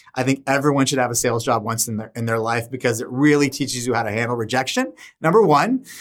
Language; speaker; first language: English; native; English